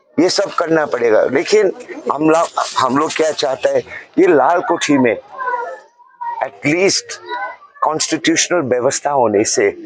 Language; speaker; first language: Hindi; non-native, local second language; Nepali